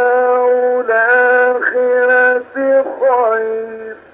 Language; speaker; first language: Arabic; native; Arabic